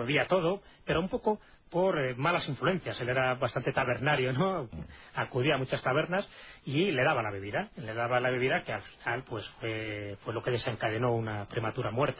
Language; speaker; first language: Spanish; native; Spanish